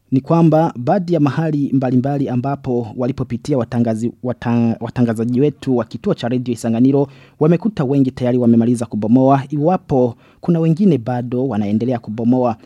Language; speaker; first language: Swahili; non-native, local second language; Rundi